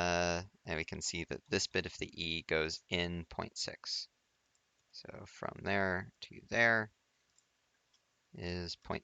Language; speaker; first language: English; native; English